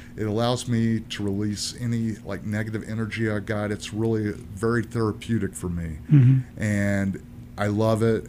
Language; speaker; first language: English; native; English